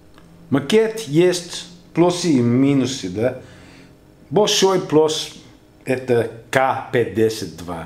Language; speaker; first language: Russian; non-native, learner; English